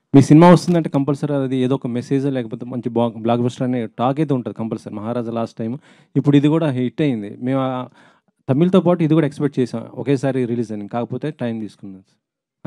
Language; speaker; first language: Telugu; native; Telugu